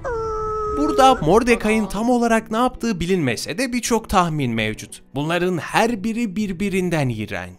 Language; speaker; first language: Turkish; native; Turkish